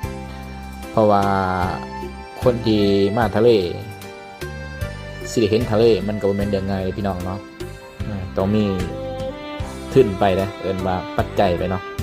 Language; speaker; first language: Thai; non-native, local second language; Lao